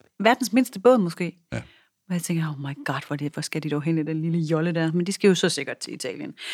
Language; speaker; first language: Danish; native; Danish